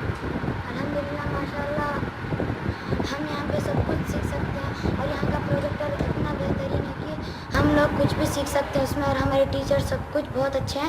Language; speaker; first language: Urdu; early bilingual, heritage; Urdu